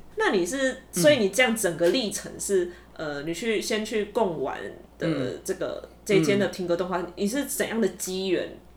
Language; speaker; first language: Chinese; native; Chinese